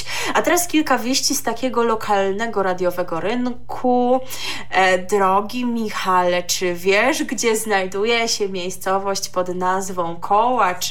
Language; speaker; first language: Polish; native; Polish